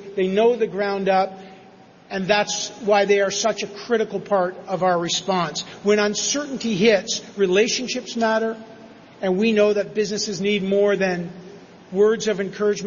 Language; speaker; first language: English; native; English